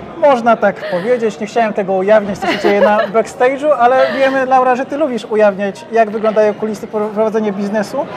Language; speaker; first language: Polish; native; Polish